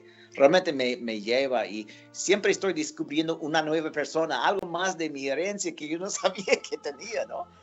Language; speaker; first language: Spanish; non-native, fluent; English